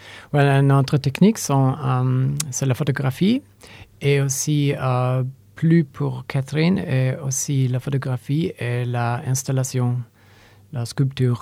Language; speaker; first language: French; non-native, learner; Polish